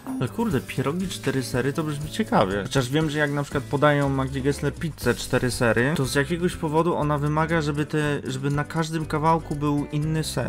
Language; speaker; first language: Polish; native; Polish